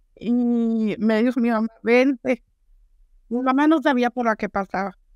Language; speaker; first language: Spanish; native; Spanish